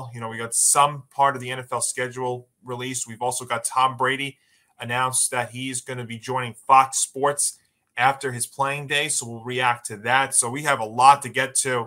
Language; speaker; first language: English; native; English